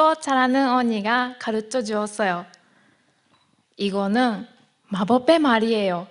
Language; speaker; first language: Korean; non-native, learner; Japanese